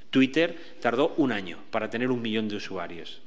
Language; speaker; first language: Spanish; native; Spanish